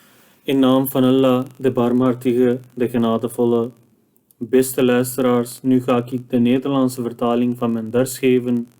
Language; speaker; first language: Dutch; non-native, fluent; Urdu